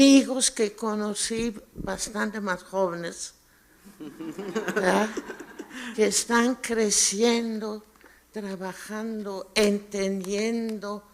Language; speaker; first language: Spanish; non-native, fluent; German